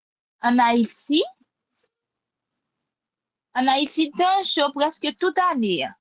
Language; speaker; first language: French; non-native, local second language; Haitian Creole